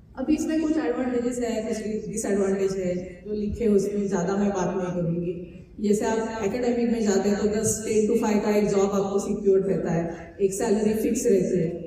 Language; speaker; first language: Hindi; non-native, local second language; Marathi